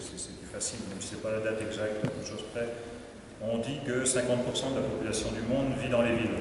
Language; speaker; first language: French; native; French